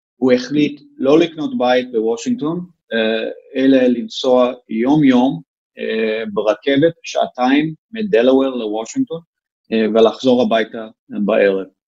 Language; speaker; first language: Hebrew; non-native, fluent; English